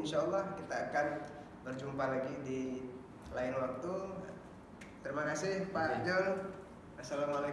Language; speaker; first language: Indonesian; native; Indonesian